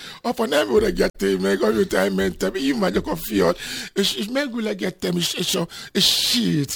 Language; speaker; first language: Hungarian; non-native, fluent; Yoruba